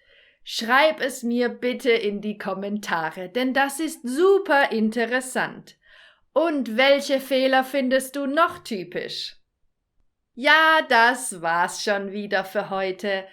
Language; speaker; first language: German; native; German